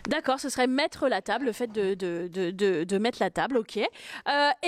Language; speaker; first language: French; native; French